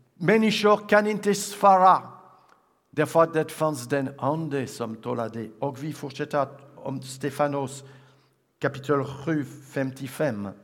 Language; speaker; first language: Swedish; non-native, fluent; French